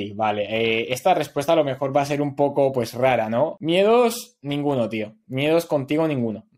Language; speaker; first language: Spanish; native; Spanish